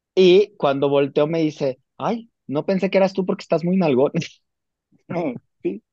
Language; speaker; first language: Spanish; native; Spanish